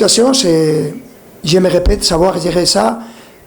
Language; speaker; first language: French; non-native, fluent; Spanish